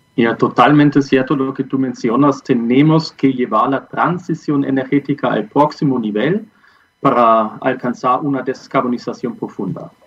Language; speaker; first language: Spanish; non-native, fluent; German